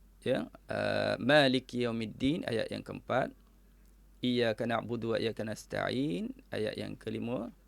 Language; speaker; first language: Malay; native; Malay